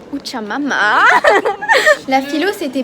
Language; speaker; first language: French; native; French